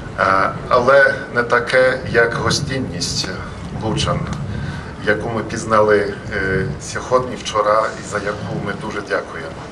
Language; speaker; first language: Ukrainian; non-native, fluent; Polish